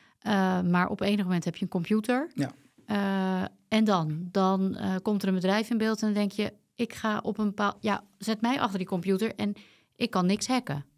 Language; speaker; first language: Dutch; native; Dutch